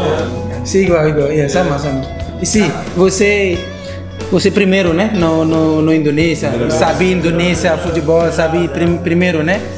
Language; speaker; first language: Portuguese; non-native, learner; Indonesian